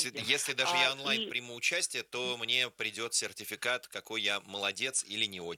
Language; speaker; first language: Russian; native; Russian